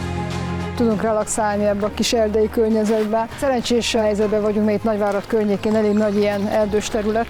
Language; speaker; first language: Hungarian; native; Hungarian